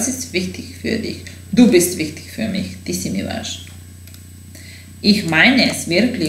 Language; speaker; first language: German; non-native, fluent; Serbian